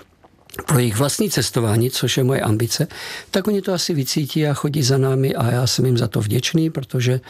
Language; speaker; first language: Czech; native; Czech